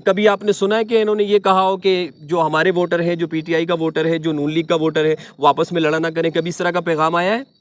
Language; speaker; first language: Urdu; non-native, local second language; Pashto